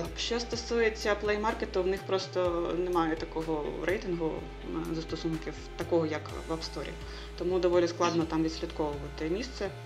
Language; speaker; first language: Ukrainian; native; Ukrainian